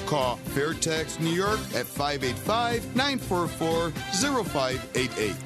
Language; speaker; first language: English; early bilingual, other home language; Spanish